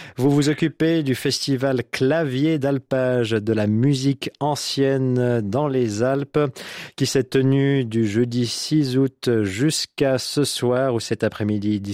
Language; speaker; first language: French; native; French